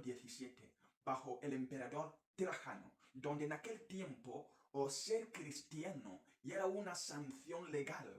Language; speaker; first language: Spanish; non-native, fluent; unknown